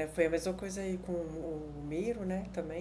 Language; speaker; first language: Portuguese; native; Portuguese